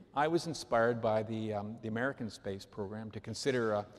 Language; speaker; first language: English; native; English